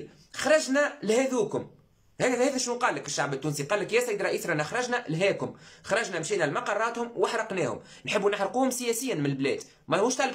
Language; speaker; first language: Arabic; native; Arabic